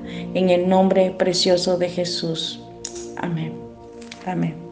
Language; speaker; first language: Spanish; native; Spanish